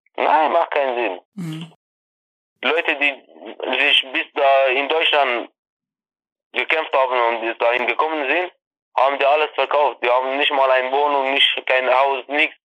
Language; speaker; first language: German; non-native, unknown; Persian